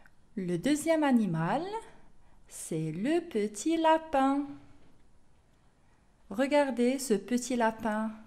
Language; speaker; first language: French; non-native, local second language; Arabic